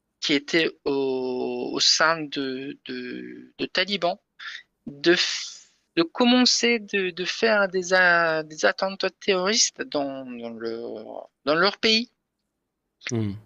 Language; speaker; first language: French; non-native, learner; Persian